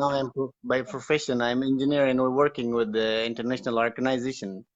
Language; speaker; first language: English; non-native, learner; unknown